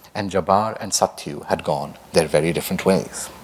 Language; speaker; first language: English; non-native, local second language; Bangla